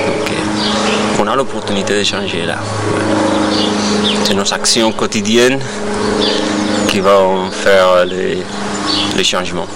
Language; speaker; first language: French; non-native, fluent; Spanish